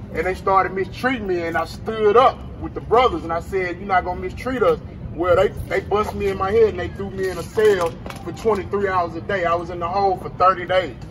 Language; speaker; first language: English; native; English